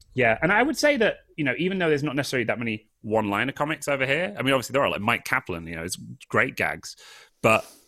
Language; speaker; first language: English; native; English